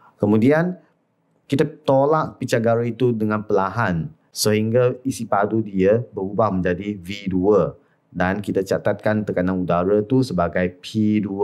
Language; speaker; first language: Malay; non-native, local second language; Chinese